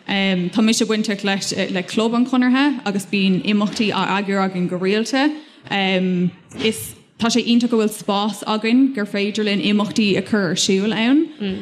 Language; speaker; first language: Irish; non-native, local second language; English